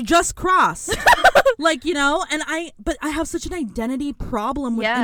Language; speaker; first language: English; early bilingual, other home language; Spanish